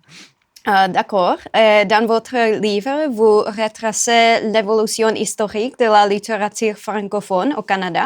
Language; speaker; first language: French; non-native, fluent; Czech